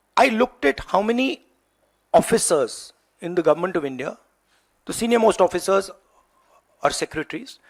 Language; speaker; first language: English; non-native, local second language; Hindi